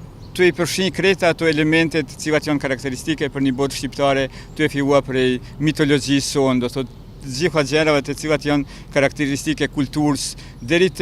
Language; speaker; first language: Albanian; native; Albanian